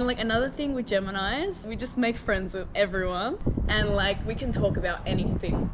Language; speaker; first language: English; non-native, fluent; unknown